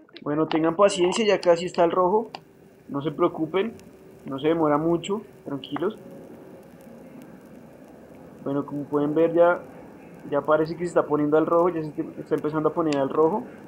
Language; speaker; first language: Spanish; native; Spanish